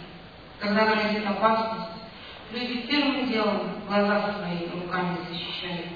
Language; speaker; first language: Russian; native; Russian